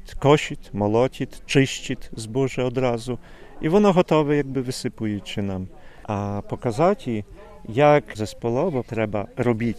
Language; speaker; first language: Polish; non-native, local second language; Belarusian